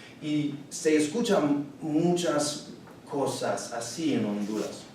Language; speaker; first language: Spanish; non-native, learner; English